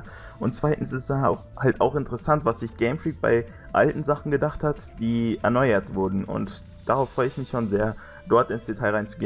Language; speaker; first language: German; native; German